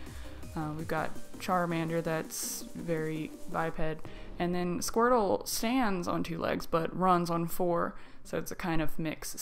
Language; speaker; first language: English; native; English